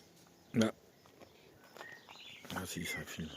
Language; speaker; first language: French; native; French